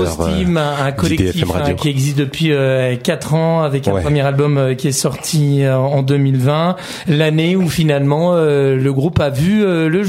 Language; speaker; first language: French; native; French